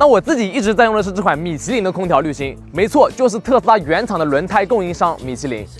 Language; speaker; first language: Chinese; native; Chinese